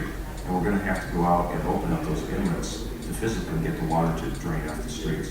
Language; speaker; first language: English; native; English